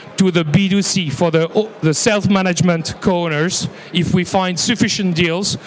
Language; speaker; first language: English; non-native, fluent; French